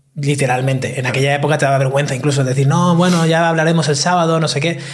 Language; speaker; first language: Spanish; native; Spanish